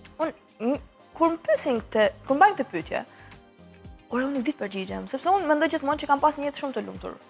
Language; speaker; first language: Albanian; early bilingual, heritage; Albanian